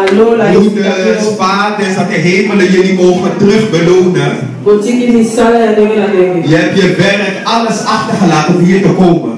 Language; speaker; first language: Dutch; non-native, fluent; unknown